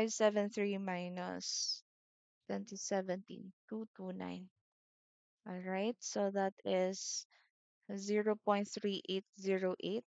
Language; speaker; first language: English; non-native, local second language; Cebuano